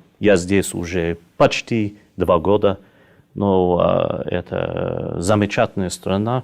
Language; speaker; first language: Russian; non-native, fluent; English